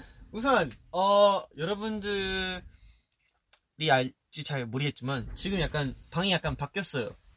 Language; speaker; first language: Korean; early bilingual, heritage; Korean